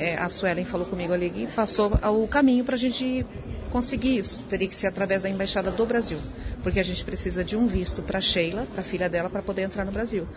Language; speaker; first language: Portuguese; native; Portuguese